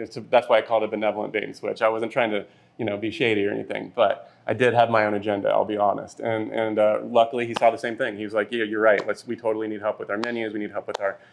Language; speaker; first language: English; native; English